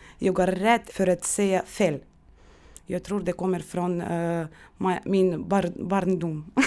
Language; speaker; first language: Swedish; non-native, learner; Russian